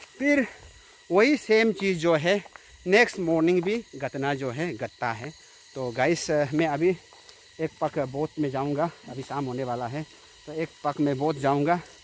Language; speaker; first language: Hindi; non-native, local second language; Nyishi